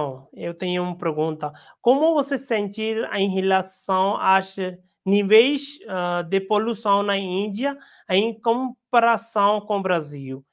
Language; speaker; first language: Portuguese; non-native, learner; Hindi